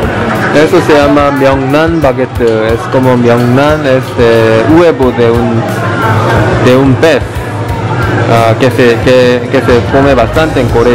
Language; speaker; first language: Spanish; non-native, learner; Korean